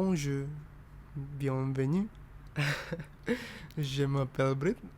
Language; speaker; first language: French; non-native, learner; English